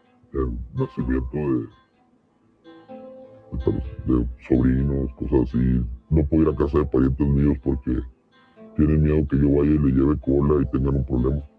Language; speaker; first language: Spanish; native; Spanish